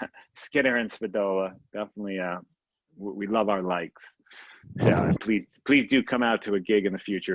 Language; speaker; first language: English; native; English